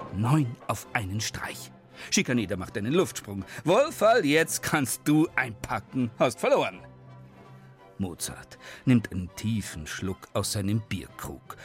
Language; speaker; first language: German; native; German